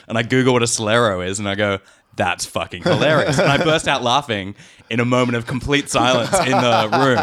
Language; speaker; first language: English; native; English